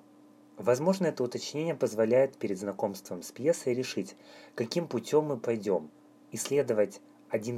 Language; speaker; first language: Russian; native; Russian